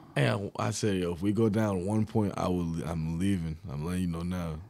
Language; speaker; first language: English; native; English